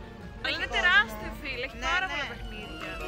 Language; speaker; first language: Greek; native; Greek